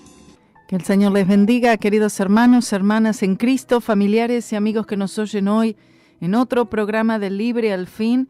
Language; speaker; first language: Spanish; native; Spanish